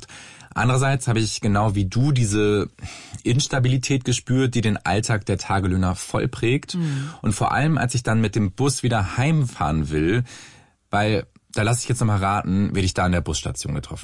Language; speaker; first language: German; native; German